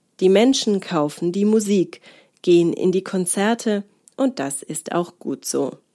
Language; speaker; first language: German; native; German